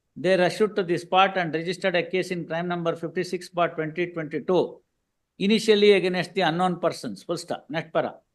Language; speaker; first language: English; non-native, local second language; Kannada